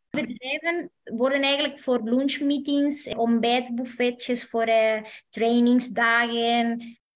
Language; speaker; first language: Dutch; non-native, fluent; Spanish